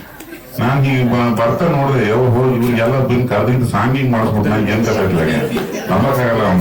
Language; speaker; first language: Kannada; native; Kannada